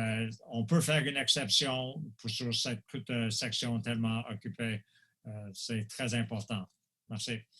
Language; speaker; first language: French; non-native, local second language; English